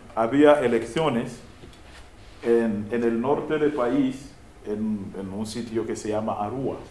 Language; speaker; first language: Spanish; non-native, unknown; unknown